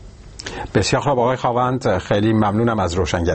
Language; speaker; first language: Persian; native; Persian